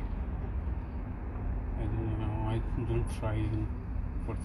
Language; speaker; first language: English; non-native, learner; Romanian